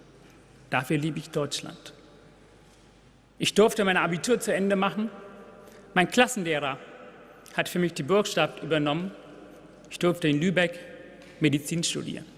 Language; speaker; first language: German; non-native, fluent; Tamil